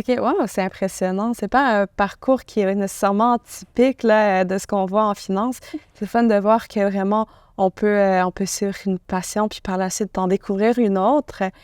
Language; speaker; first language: French; native; French